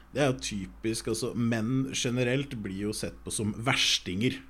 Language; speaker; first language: Norwegian; native; Norwegian